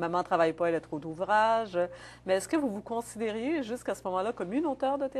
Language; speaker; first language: French; native; French